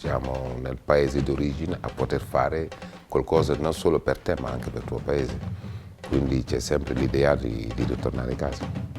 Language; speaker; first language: Italian; non-native, fluent; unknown